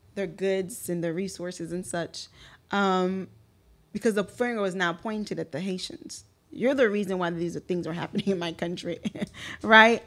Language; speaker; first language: English; early bilingual, other home language; Haitian Creole